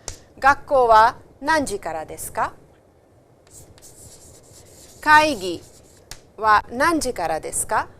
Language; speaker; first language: Japanese; non-native, fluent; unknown